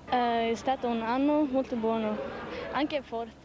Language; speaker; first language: Italian; non-native, learner; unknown